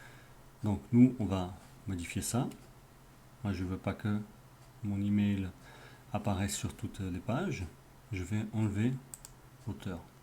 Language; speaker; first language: French; native; French